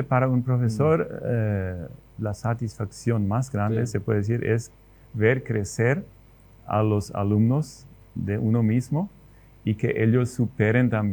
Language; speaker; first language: Spanish; non-native, local second language; Plautdietsch